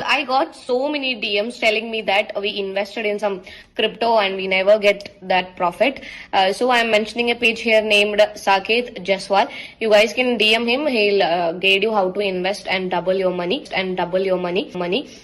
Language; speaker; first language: English; non-native, local second language; Malayalam